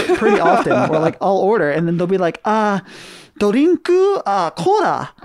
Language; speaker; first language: English; native; English